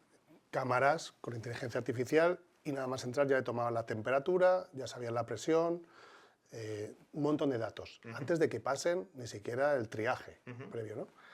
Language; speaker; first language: Spanish; native; Spanish